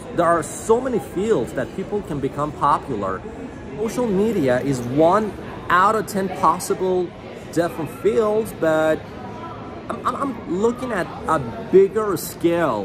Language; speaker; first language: English; non-native, fluent; Persian